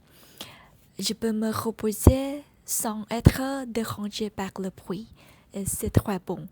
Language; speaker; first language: French; non-native, learner; Vietnamese